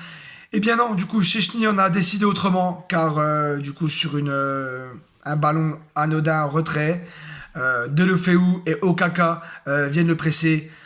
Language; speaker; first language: French; native; French